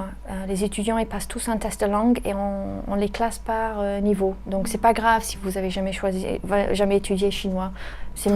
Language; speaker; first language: French; native; French